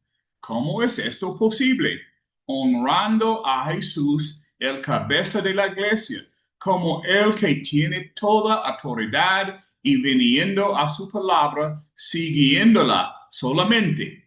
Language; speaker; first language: Spanish; non-native, learner; English